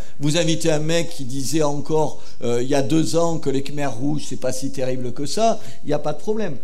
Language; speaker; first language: French; native; French